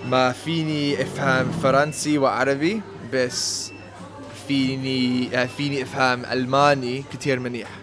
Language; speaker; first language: Arabic; non-native, learner; English